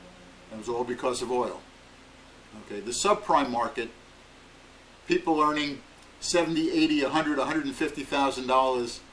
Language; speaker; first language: English; native; English